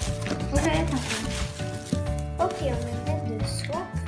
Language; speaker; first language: French; native; French